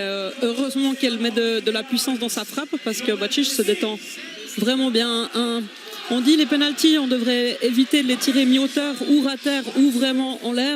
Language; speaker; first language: French; native; French